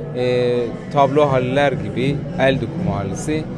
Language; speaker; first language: Turkish; non-native, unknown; Persian